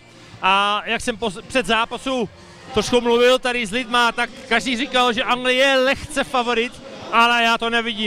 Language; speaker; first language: Czech; early bilingual, heritage; Czech